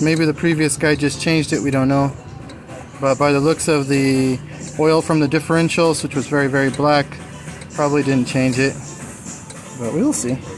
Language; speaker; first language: English; native; English